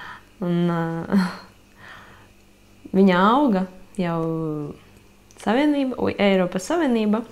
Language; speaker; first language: Latvian; non-native, local second language; Russian